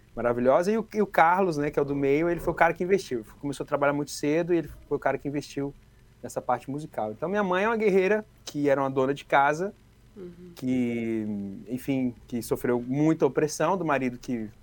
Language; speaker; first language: Portuguese; native; Portuguese